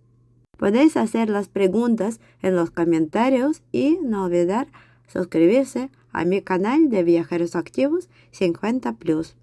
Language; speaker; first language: Spanish; non-native, fluent; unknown